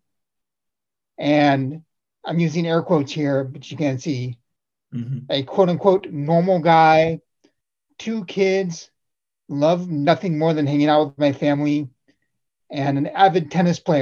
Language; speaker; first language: English; native; English